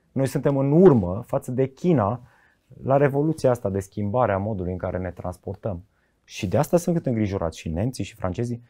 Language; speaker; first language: Romanian; native; Romanian